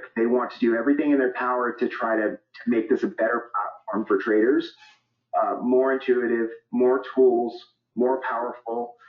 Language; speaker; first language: English; native; English